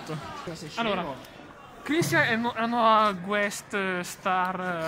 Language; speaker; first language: Italian; native; Italian